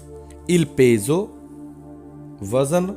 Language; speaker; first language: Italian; non-native, fluent; Punjabi